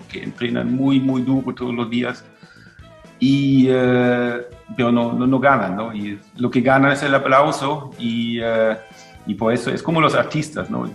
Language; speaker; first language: Spanish; non-native, fluent; German